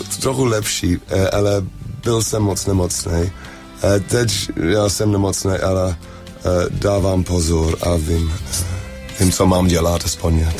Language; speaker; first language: Czech; non-native, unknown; English